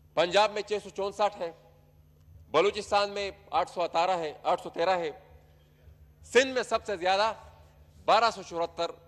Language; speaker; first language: Urdu; non-native, local second language; Pashto